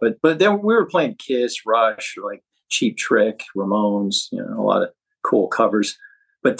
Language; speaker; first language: English; native; English